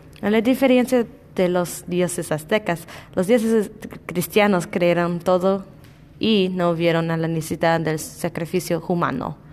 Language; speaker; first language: Spanish; non-native, learner; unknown